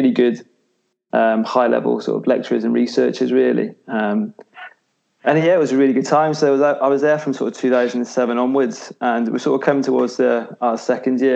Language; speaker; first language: English; native; English